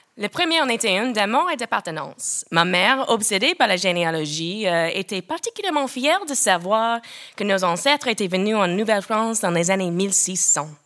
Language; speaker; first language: French; non-native, local second language; English